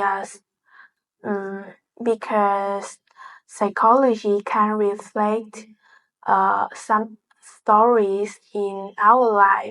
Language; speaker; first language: English; non-native, learner; Vietnamese